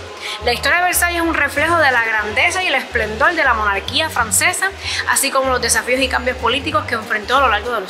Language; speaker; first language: Spanish; native; Spanish